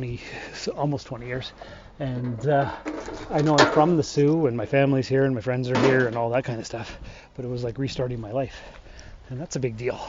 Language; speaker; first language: English; native; English